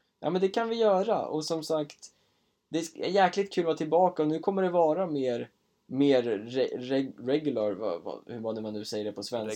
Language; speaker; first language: Swedish; native; Swedish